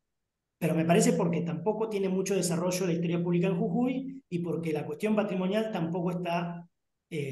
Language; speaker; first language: Spanish; native; Spanish